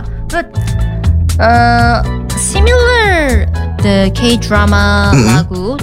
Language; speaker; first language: English; non-native, learner; Korean